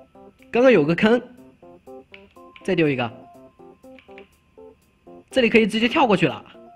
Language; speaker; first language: Chinese; native; Chinese